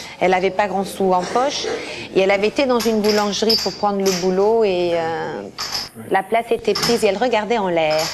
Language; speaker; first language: French; early bilingual, other home language; Portuguese